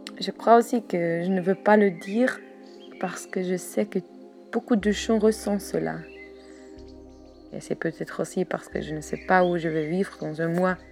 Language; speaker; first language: French; non-native, learner; German